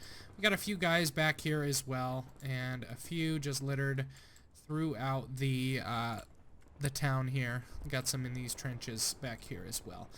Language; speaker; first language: English; native; English